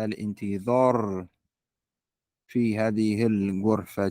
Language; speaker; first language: Arabic; non-native, learner; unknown